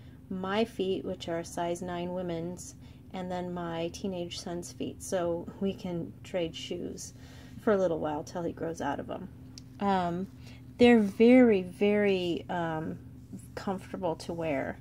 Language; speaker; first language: English; native; English